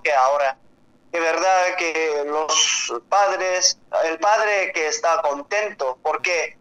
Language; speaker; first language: Spanish; non-native, learner; Korean